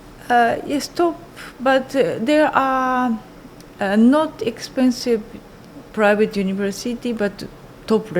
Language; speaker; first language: English; non-native, learner; Japanese